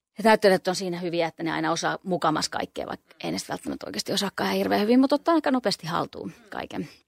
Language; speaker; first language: Finnish; native; Finnish